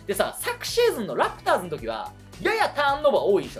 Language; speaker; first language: Japanese; native; Japanese